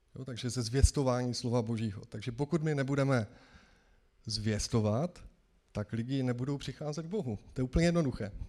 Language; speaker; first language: Czech; native; Czech